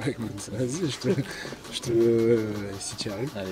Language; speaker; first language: French; native; French